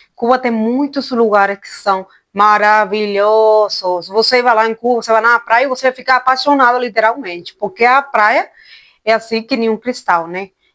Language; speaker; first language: Portuguese; non-native, fluent; Spanish